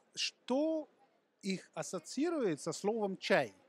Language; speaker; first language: Russian; non-native, fluent; Sinhala